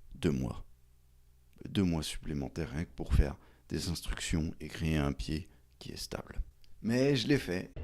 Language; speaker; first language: French; native; French